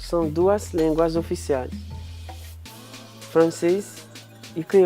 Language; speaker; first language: Portuguese; non-native, fluent; Haitian Creole